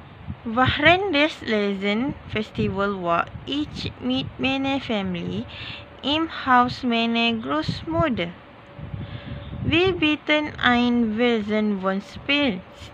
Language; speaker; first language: German; non-native, learner; Malay